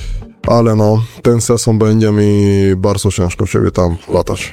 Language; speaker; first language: Polish; non-native, learner; Spanish